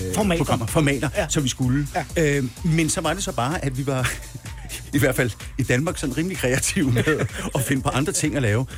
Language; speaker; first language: Danish; native; Danish